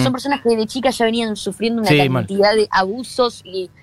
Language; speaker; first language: Spanish; native; Spanish